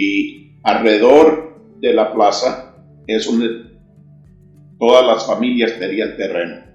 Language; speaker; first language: Spanish; early bilingual, heritage; English